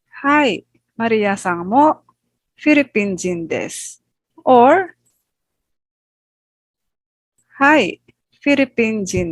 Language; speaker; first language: Japanese; non-native, fluent; Filipino